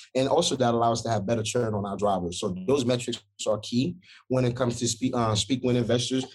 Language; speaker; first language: English; early bilingual, other home language; Haitian Creole